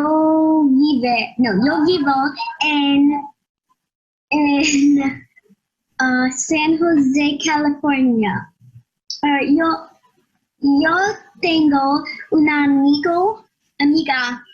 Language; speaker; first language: Spanish; non-native, learner; English